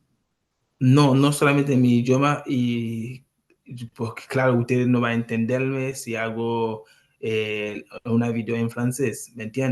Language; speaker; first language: Spanish; non-native, learner; Haitian Creole